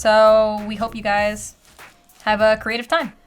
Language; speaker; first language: English; native; English